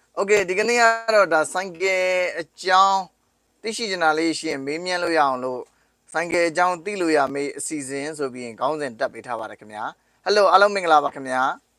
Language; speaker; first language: Burmese; native; Burmese